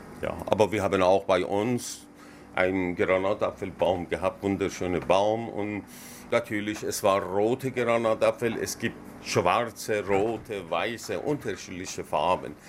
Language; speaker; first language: German; non-native, learner; Persian